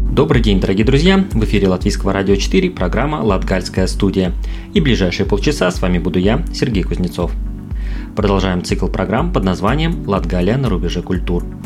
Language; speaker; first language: Russian; native; Russian